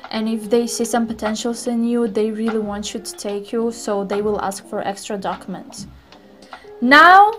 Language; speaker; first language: English; non-native, fluent; Tajik